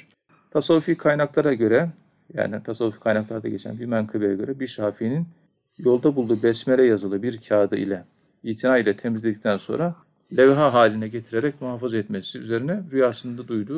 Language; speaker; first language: Turkish; native; Turkish